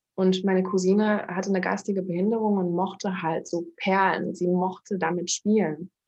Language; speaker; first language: German; early bilingual, other home language; Turkish